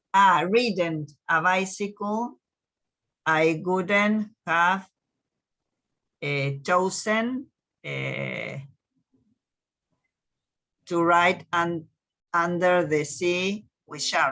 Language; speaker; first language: English; non-native, learner; Spanish